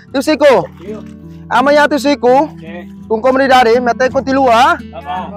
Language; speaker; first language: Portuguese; non-native, learner; Vietnamese